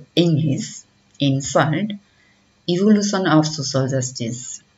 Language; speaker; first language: English; non-native, local second language; Nepali